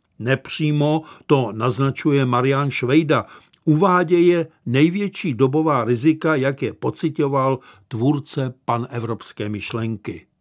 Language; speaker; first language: Czech; native; Czech